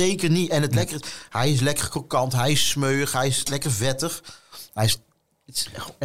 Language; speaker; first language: Dutch; native; Dutch